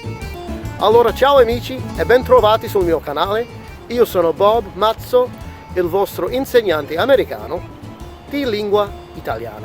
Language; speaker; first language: Italian; non-native, fluent; English